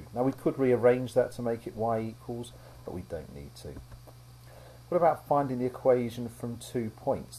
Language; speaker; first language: English; native; English